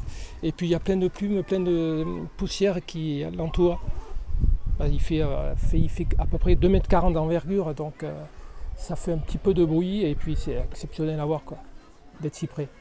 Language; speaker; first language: French; native; French